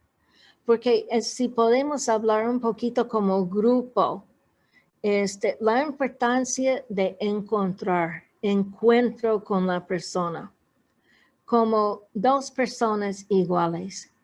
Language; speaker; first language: Spanish; non-native, fluent; English